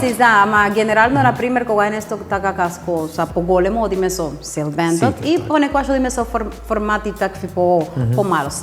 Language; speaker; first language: Macedonian; non-native, learner; Spanish